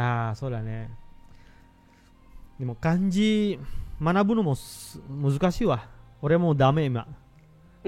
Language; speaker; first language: Japanese; non-native, fluent; Indonesian